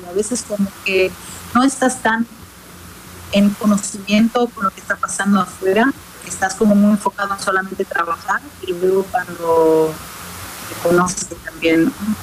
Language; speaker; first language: Spanish; non-native, fluent; Hebrew